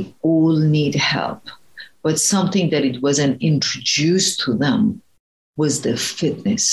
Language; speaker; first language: English; non-native, fluent; Persian